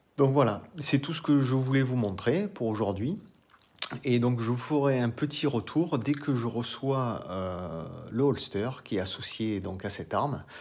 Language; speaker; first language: French; native; French